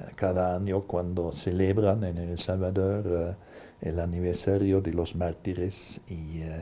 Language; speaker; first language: Spanish; non-native, fluent; German